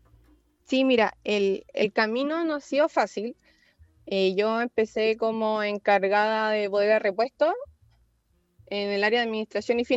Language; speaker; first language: Spanish; native; Spanish